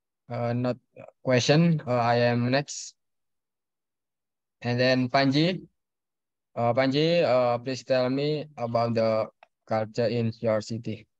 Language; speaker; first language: English; non-native, learner; Indonesian